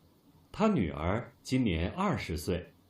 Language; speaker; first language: Chinese; non-native, learner; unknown